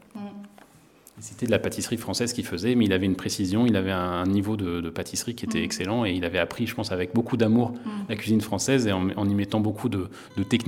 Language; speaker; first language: French; native; French